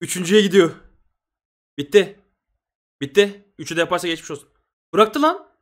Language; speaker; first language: Turkish; native; Turkish